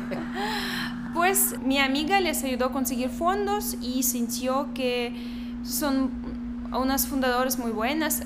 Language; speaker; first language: Spanish; non-native, fluent; Russian